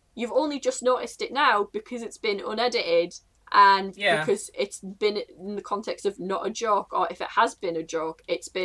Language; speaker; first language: English; native; English